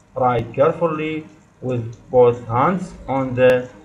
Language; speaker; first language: English; non-native, learner; Arabic